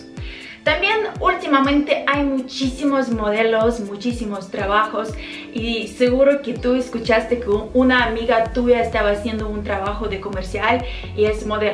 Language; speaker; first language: Spanish; non-native, fluent; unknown